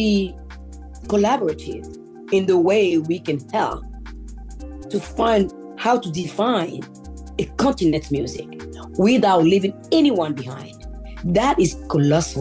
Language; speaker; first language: English; non-native, fluent; Yoruba